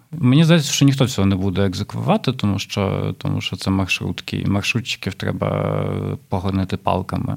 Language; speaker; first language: Ukrainian; non-native, local second language; Russian